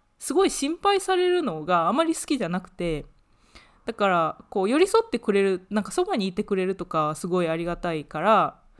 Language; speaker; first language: Japanese; native; Japanese